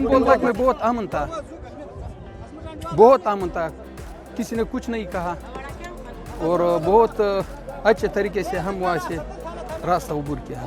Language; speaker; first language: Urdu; non-native, fluent; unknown